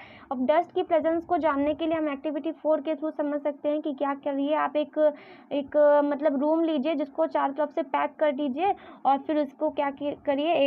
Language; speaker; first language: Hindi; native; Hindi